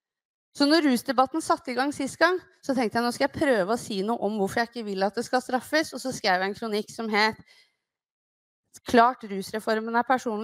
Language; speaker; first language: Norwegian; native; Norwegian